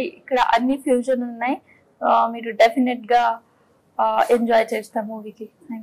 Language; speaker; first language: Telugu; non-native, learner; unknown